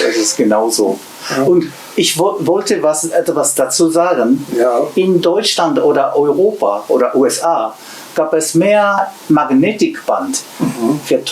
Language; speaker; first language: German; non-native, learner; Japanese